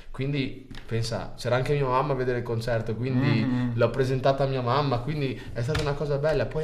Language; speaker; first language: Italian; early bilingual, other home language; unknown